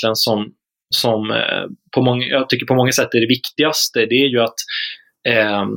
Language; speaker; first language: Swedish; native; Swedish